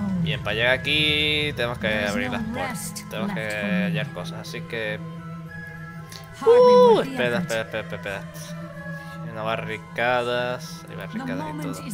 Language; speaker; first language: Spanish; native; Spanish